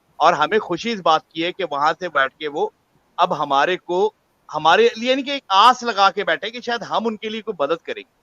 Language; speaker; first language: Urdu; native; Urdu